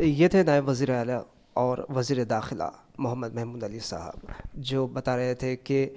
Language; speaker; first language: Urdu; native; Urdu